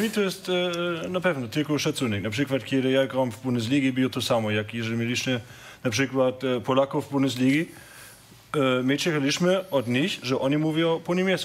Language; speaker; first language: Polish; non-native, learner; German